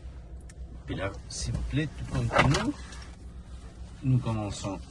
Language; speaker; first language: French; non-native, learner; Spanish